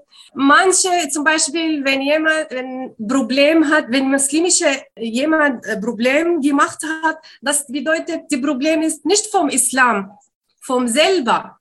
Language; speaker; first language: German; non-native, learner; Arabic